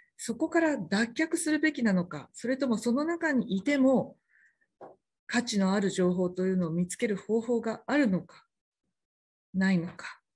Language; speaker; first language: Japanese; native; Japanese